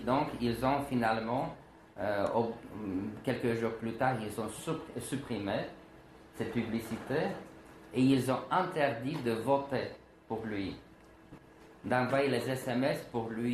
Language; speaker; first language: French; non-native, fluent; Slovak